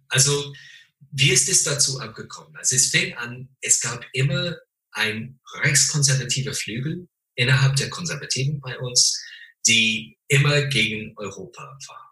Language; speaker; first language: German; non-native, fluent; English